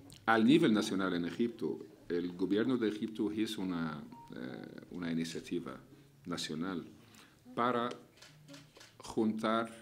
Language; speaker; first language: Spanish; non-native, fluent; Arabic